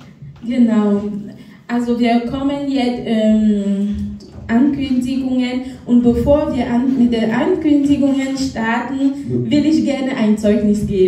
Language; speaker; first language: German; non-native, learner; French